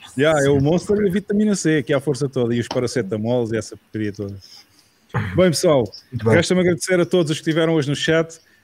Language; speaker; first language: Portuguese; native; Portuguese